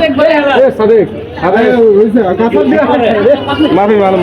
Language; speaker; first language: Arabic; non-native, learner; Bangla